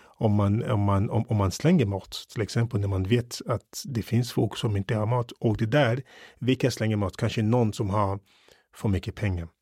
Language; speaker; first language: Swedish; early bilingual, other home language; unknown